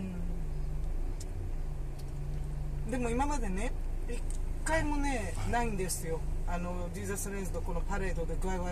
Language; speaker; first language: Japanese; native; Japanese